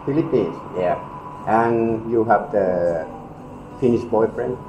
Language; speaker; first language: English; non-native, learner; Finnish